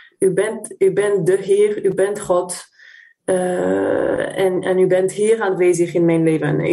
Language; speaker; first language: Dutch; non-native, fluent; French